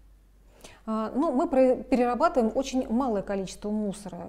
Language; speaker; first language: Russian; native; Russian